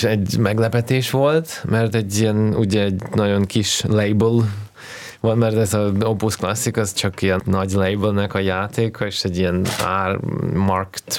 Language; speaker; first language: Hungarian; non-native, fluent; Russian